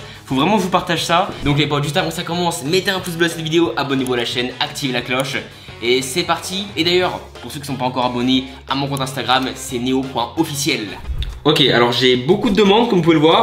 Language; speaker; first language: French; native; French